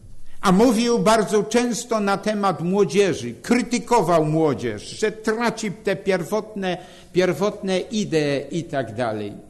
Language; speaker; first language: Polish; native; Polish